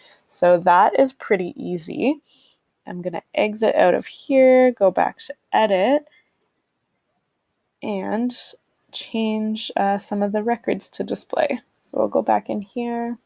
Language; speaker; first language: English; native; English